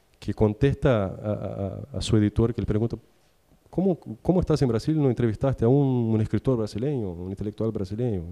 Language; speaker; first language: Spanish; non-native, fluent; Portuguese